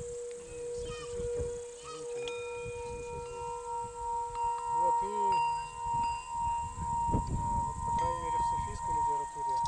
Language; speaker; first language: Russian; native; Russian